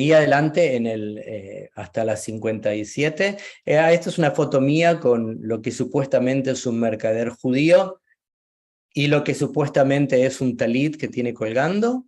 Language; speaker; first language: Spanish; native; Spanish